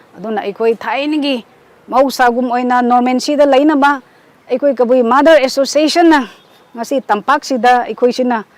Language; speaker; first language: Manipuri; non-native, local second language; Rongmei Naga